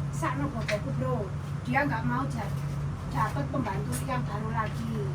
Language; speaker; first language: Indonesian; non-native, local second language; Javanese